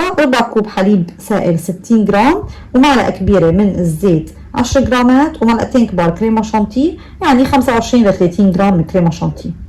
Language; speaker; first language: Arabic; native; Arabic